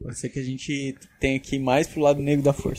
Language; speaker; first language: Portuguese; native; Portuguese